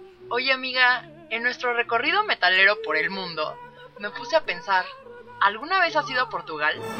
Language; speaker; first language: Spanish; native; Spanish